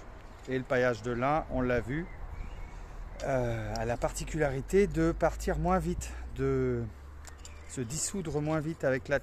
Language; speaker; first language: French; native; French